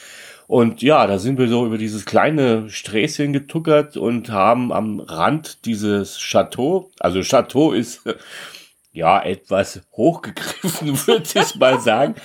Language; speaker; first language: German; native; German